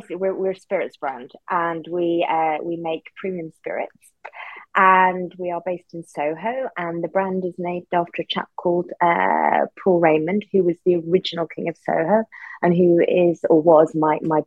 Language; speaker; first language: English; native; English